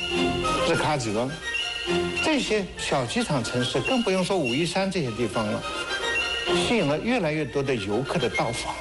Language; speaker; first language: Chinese; native; Chinese